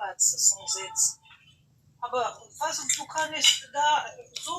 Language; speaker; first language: German; non-native, learner; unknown